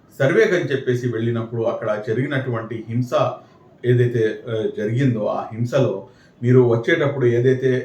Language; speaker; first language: Telugu; non-native, local second language; Urdu